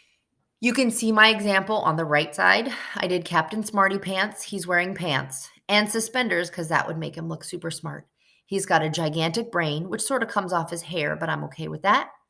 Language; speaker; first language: English; native; English